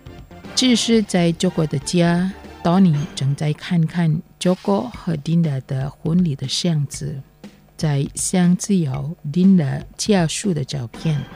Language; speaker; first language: Chinese; non-native, fluent; Indonesian